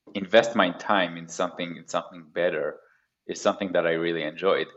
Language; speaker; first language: English; non-native, fluent; Hebrew